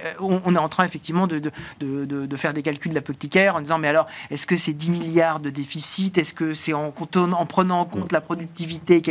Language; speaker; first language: French; native; French